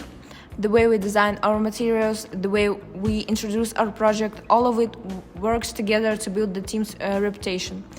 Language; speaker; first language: English; non-native, fluent; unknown